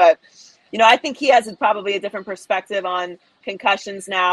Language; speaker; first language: English; native; English